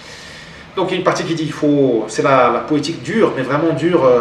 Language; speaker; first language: French; non-native, local second language; Arabic